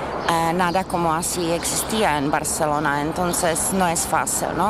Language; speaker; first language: Spanish; non-native, learner; Czech